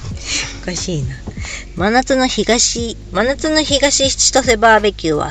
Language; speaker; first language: Japanese; native; Japanese